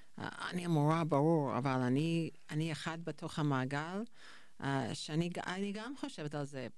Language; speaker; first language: Hebrew; non-native, fluent; English